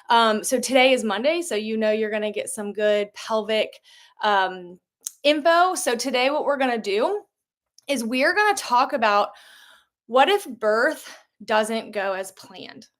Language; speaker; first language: English; native; English